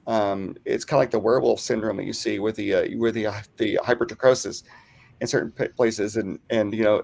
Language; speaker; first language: English; native; English